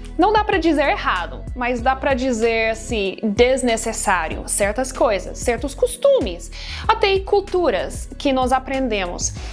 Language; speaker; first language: Portuguese; non-native, fluent; English